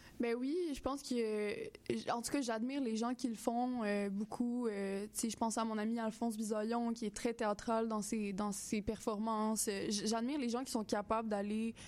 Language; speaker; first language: French; native; French